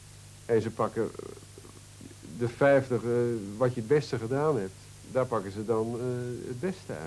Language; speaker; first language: Dutch; native; Dutch